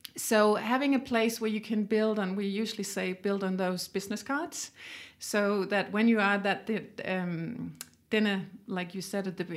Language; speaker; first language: English; non-native, fluent; Danish